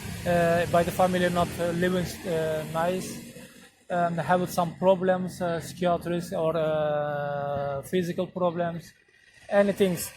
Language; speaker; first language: English; non-native, learner; Turkish